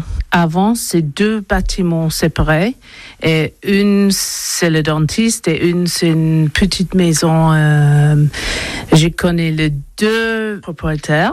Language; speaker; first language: French; non-native, learner; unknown